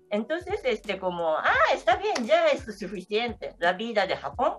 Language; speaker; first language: Spanish; non-native, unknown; Japanese